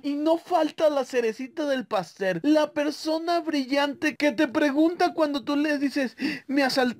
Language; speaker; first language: Spanish; native; Spanish